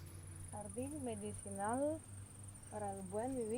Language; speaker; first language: Spanish; non-native, learner; Greek